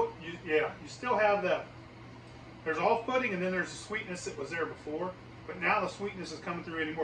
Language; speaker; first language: English; native; English